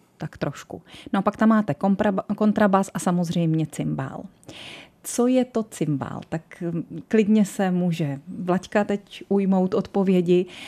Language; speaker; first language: Czech; native; Czech